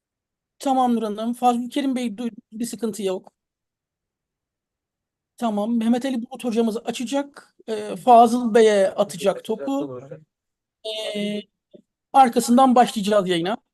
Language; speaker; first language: Turkish; native; Turkish